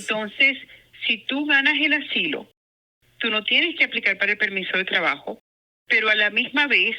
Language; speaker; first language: Spanish; non-native, local second language; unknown